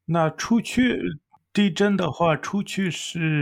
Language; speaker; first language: Chinese; non-native, fluent; English